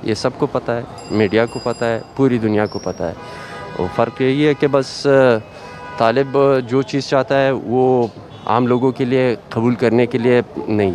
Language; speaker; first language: Hindi; non-native, fluent; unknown